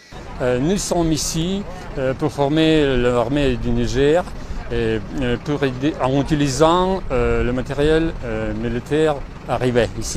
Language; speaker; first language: French; non-native, fluent; Russian